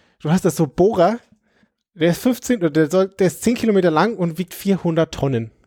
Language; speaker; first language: German; native; German